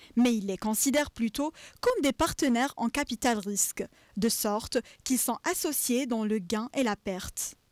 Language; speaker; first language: French; non-native, local second language; Arabic